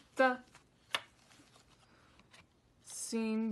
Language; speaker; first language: Arabic; non-native, learner; English